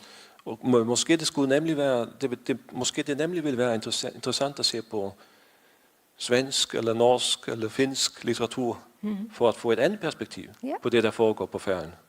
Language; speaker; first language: Danish; non-native, fluent; Faroese